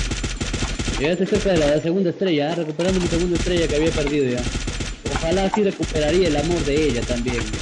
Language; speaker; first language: Spanish; native; Spanish